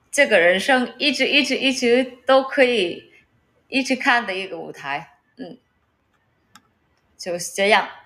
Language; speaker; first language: Chinese; non-native, learner; Vietnamese